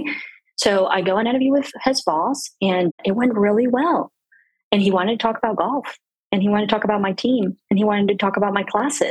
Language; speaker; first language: English; non-native, fluent; Spanish